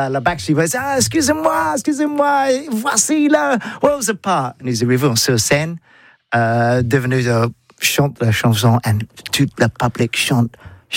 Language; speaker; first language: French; non-native, learner; English